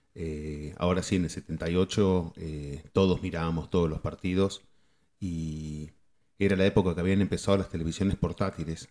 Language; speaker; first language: Spanish; native; Spanish